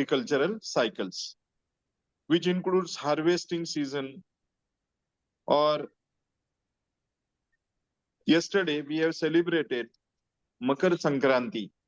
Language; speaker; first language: English; non-native, local second language; Marathi